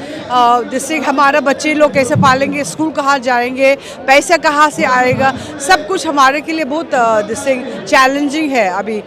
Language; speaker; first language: Hindi; non-native, local second language; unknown